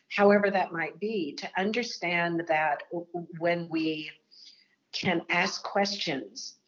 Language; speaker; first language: English; native; English